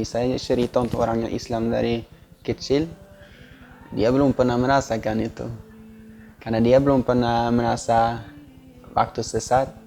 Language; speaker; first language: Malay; non-native, fluent; Swedish